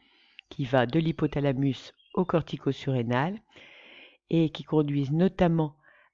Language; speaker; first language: French; native; French